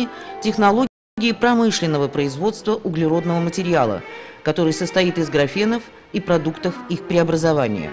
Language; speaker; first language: Russian; native; Russian